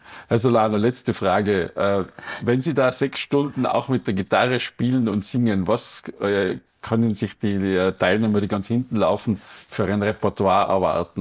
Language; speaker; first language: German; native; German